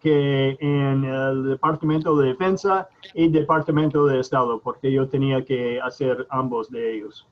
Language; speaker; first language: Spanish; non-native, fluent; English